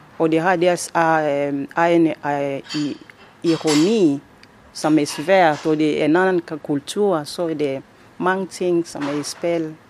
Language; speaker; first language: Danish; non-native, learner; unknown